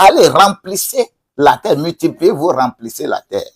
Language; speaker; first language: French; non-native, local second language; Ewe